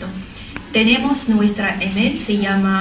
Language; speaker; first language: Spanish; non-native, learner; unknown